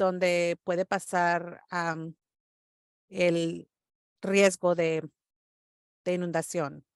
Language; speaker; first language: Spanish; early bilingual, heritage; English